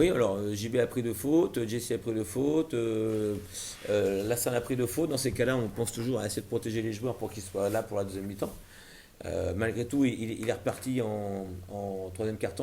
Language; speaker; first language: French; native; French